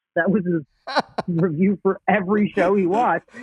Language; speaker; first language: English; native; English